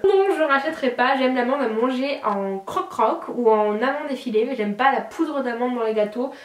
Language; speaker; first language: French; native; French